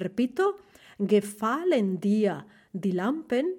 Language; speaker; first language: German; non-native, fluent; Spanish